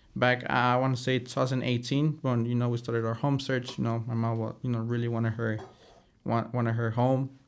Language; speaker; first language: English; early bilingual, other home language; Spanish